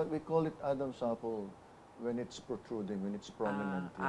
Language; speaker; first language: English; non-native, local second language; Filipino